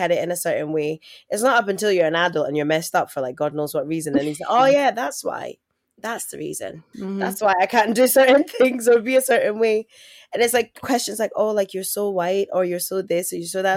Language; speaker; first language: English; native; English